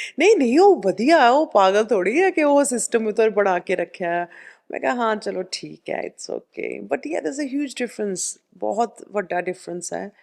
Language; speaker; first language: Punjabi; early bilingual, heritage; Punjabi